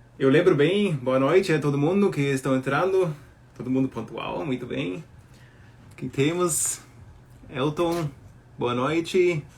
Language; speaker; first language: Portuguese; non-native, fluent; German